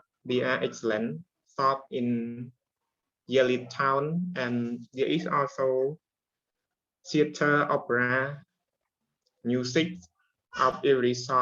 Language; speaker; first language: English; non-native, learner; Khmer